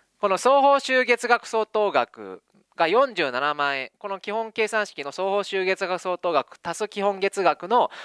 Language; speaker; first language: Japanese; native; Japanese